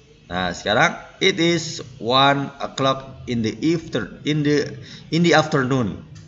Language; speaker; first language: English; non-native, learner; Indonesian